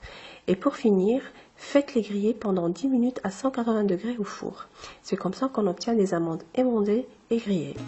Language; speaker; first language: French; non-native, local second language; Arabic